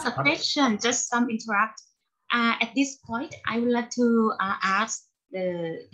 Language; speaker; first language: English; non-native, learner; Thai